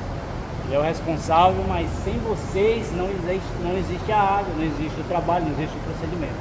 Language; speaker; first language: Portuguese; native; Portuguese